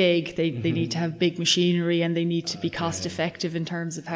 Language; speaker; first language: English; native; English